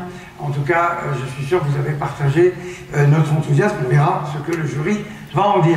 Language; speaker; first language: French; native; French